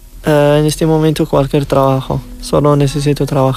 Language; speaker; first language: Spanish; non-native, learner; Riffian